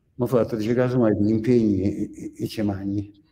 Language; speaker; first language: Italian; native; Italian